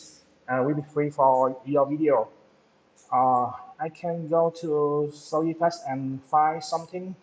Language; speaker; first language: English; non-native, local second language; Vietnamese